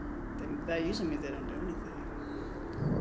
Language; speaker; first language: English; native; English